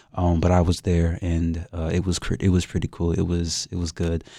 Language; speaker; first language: English; native; English